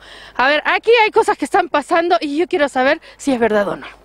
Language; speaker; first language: Spanish; native; Spanish